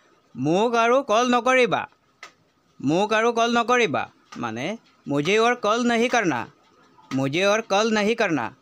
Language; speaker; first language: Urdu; non-native, local second language; Assamese